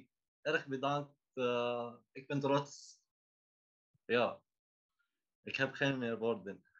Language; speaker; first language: Dutch; non-native, learner; Arabic